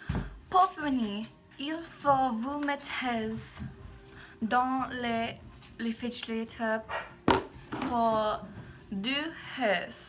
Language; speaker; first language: French; non-native, learner; English